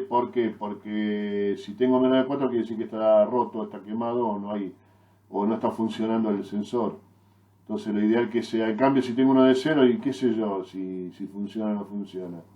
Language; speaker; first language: Spanish; native; Spanish